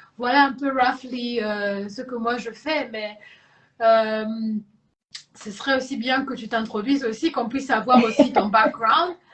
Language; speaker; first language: French; non-native, local second language; Lingala